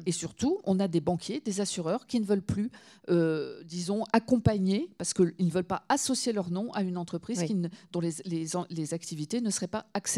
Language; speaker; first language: French; native; French